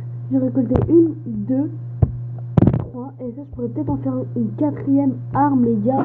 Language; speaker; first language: French; native; French